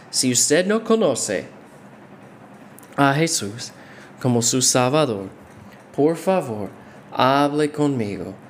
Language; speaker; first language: Spanish; non-native, fluent; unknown